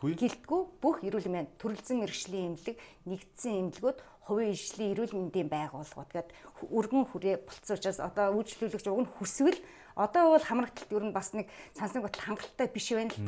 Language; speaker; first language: Mongolian; native; Mongolian